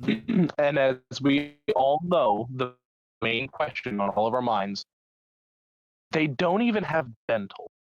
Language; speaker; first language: English; native; English